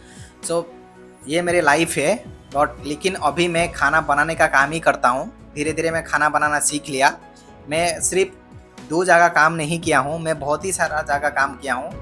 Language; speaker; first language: Hindi; non-native, local second language; Odia